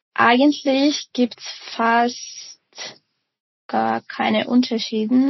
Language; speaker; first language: German; non-native, fluent; Ukrainian